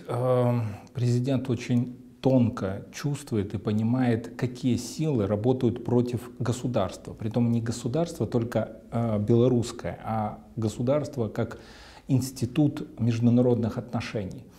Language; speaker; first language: Russian; native; Russian